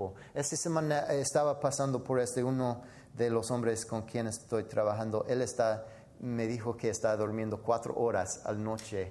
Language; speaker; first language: Spanish; non-native, fluent; English